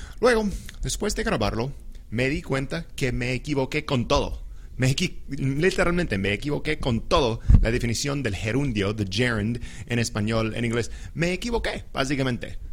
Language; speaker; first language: Spanish; non-native, fluent; English